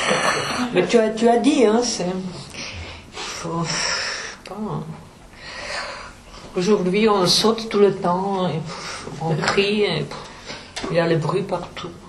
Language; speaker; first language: French; non-native, fluent; Czech